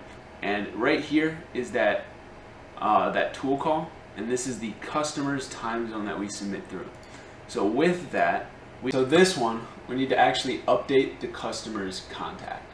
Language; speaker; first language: English; native; English